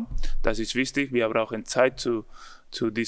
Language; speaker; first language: German; non-native, learner; Spanish